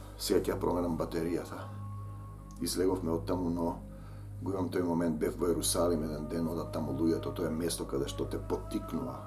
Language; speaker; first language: Macedonian; native; Macedonian